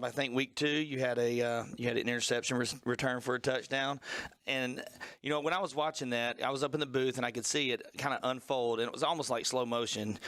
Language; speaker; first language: English; native; English